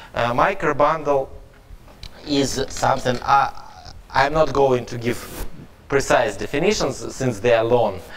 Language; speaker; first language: English; non-native, fluent; Russian